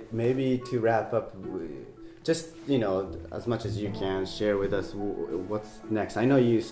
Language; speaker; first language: English; non-native, fluent; Japanese